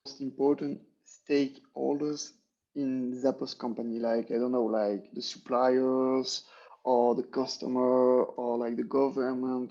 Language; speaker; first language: English; non-native, learner; French